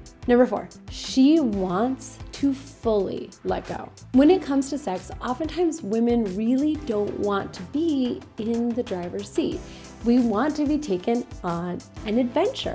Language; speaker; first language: English; native; English